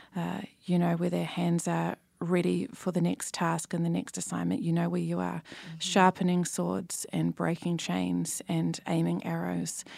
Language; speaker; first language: English; native; English